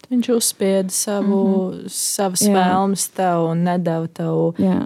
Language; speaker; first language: Latvian; native; Latvian